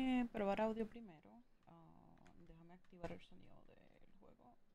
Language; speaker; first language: Spanish; native; Spanish